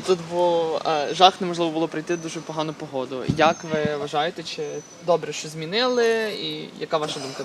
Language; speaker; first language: Ukrainian; native; Ukrainian